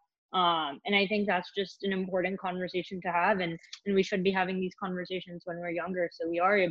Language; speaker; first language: English; native; English